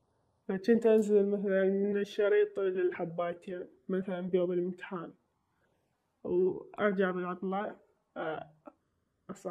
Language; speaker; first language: Arabic; native; Arabic